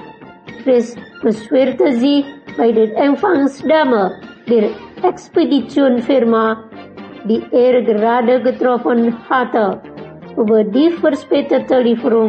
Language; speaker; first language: German; non-native, learner; Indonesian